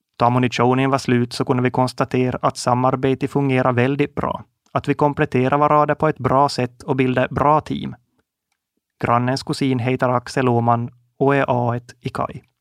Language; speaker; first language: Swedish; native; Swedish